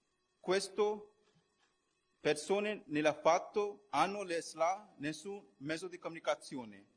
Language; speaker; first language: Italian; non-native, fluent; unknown